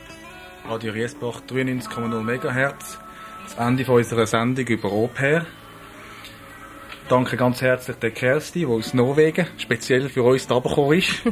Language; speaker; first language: German; native; German